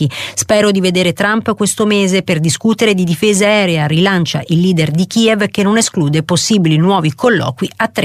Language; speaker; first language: Italian; native; Italian